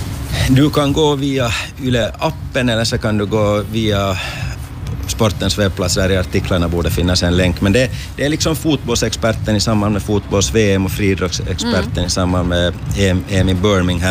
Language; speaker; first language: Swedish; native; Swedish